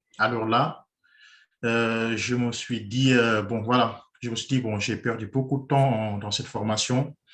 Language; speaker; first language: French; non-native, local second language; Wolof